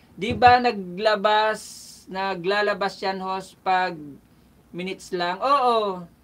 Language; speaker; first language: Filipino; non-native, local second language; Bikol